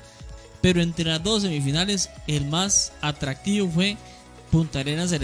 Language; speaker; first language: Spanish; native; Spanish